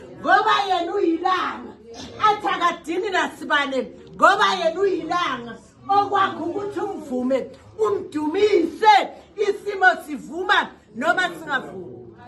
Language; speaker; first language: Zulu; native; Zulu